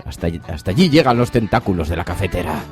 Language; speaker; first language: Spanish; native; Spanish